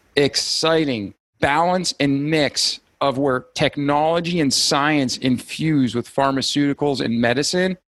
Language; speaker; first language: English; native; English